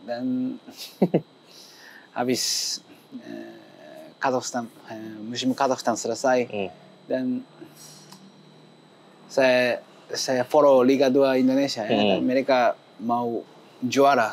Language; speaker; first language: Indonesian; non-native, learner; Japanese